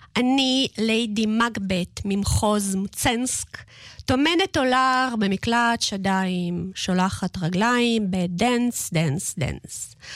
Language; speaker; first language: Hebrew; non-native, fluent; Russian